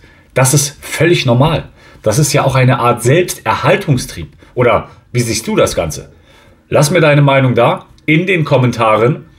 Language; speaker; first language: German; native; German